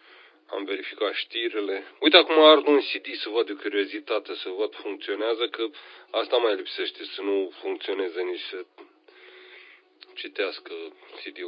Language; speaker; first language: Romanian; native; Romanian